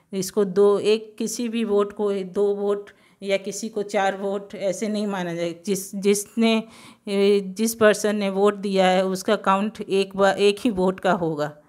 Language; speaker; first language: Hindi; non-native, local second language; Gujarati